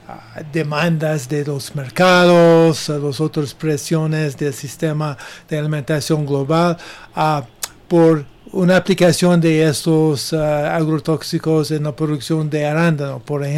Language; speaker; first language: Spanish; non-native, learner; English